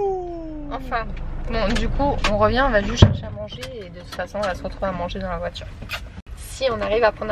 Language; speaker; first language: French; native; French